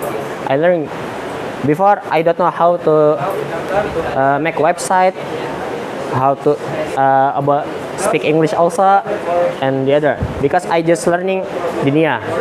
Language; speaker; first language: English; non-native, learner; Indonesian